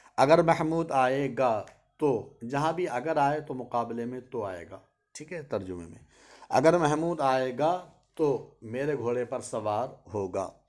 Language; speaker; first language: Urdu; native; Urdu